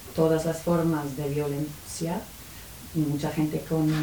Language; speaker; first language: Spanish; non-native, fluent; English